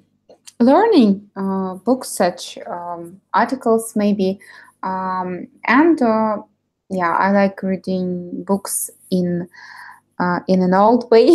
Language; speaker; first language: English; non-native, fluent; Russian